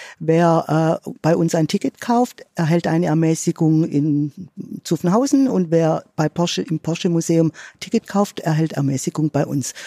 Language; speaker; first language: German; native; German